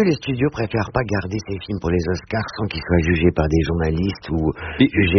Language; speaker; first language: French; native; French